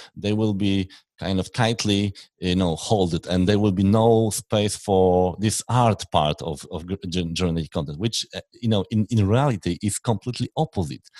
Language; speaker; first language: English; non-native, fluent; Polish